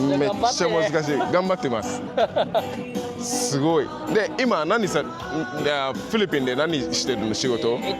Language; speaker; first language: Japanese; non-native, learner; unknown